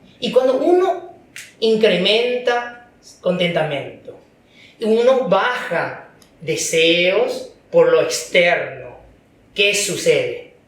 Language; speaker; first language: Spanish; non-native, fluent; Chinese